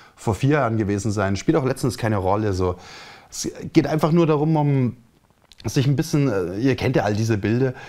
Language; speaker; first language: German; native; German